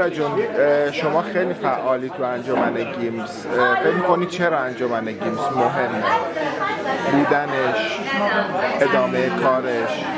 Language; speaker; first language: Persian; native; Persian